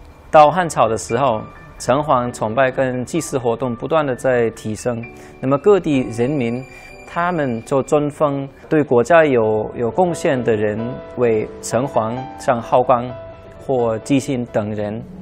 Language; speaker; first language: Chinese; non-native, fluent; German